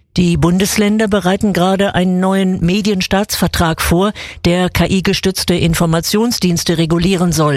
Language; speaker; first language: German; native; German